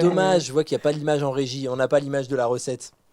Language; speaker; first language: French; native; French